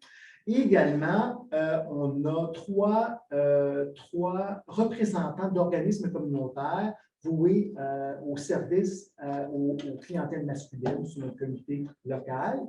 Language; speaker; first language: French; native; French